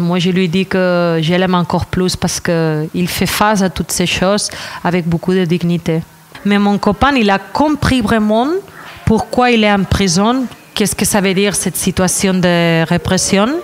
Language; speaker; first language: French; non-native, fluent; Catalan